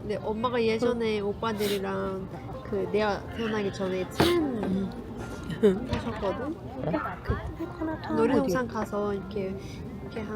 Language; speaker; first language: Korean; non-native, fluent; Persian